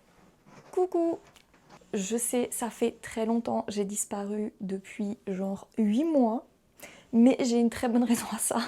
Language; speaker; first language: French; native; French